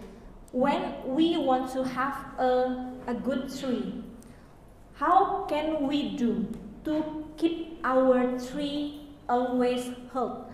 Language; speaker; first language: English; non-native, learner; Indonesian